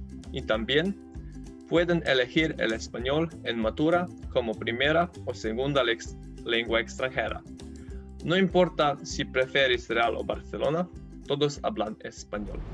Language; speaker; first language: Spanish; non-native, learner; Slovenian